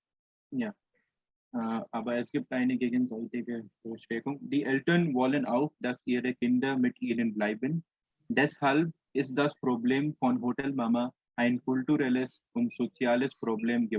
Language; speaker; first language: German; non-native, fluent; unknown